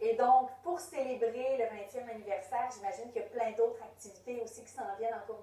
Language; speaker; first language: French; native; French